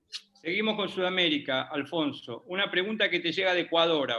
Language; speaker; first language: Spanish; native; Spanish